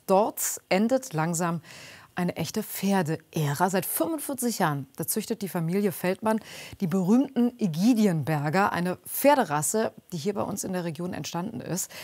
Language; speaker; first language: German; native; German